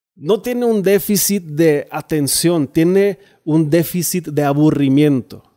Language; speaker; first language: Spanish; non-native, fluent; German